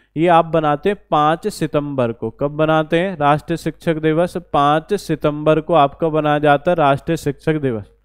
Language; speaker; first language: Hindi; native; Hindi